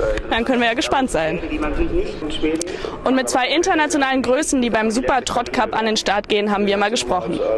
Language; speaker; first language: German; native; German